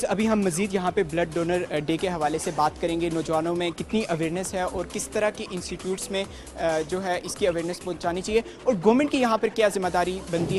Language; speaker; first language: Urdu; native; Urdu